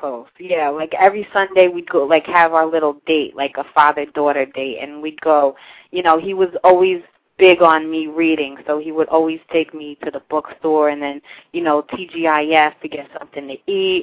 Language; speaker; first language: English; native; English